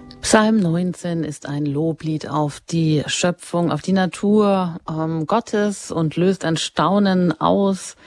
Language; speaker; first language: German; native; German